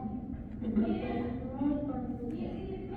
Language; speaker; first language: Spanish; non-native, learner; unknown